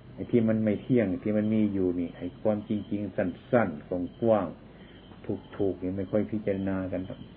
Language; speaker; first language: Thai; non-native, local second language; Lao